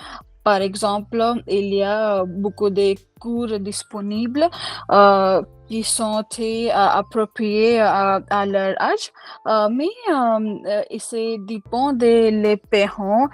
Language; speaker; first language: French; non-native, learner; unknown